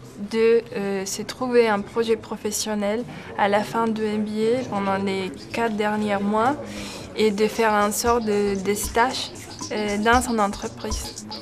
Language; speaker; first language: French; non-native, fluent; Spanish